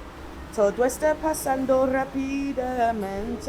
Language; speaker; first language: Spanish; non-native, learner; English